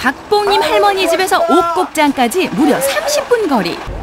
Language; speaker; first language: Korean; native; Korean